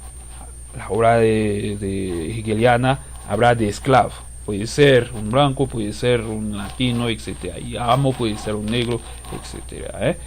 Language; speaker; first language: Spanish; non-native, fluent; Haitian Creole